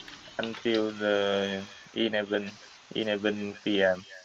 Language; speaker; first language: English; non-native, learner; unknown